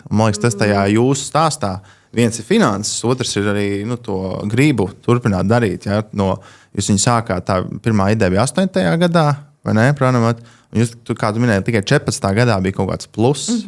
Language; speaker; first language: Latvian; native; Latvian